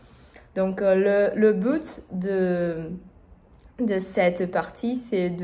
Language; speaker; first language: French; non-native, learner; Portuguese